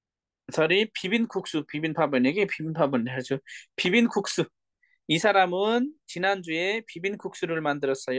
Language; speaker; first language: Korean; non-native, fluent; Nepali